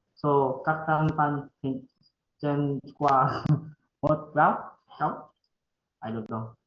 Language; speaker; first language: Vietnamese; non-native, learner; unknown